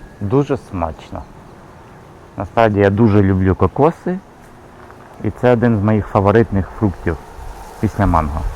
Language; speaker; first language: Ukrainian; native; Ukrainian